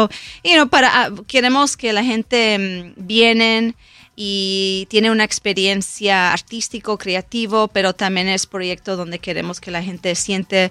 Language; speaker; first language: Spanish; early bilingual, heritage; Spanish